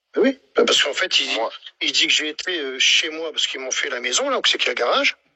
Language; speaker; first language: French; native; French